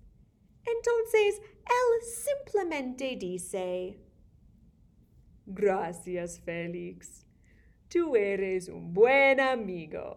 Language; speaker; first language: Spanish; non-native, fluent; English